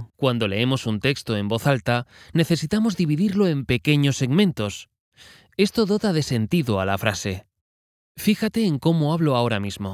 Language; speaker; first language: Spanish; native; Spanish